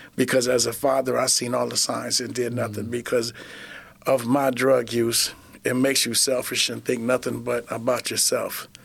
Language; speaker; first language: English; native; English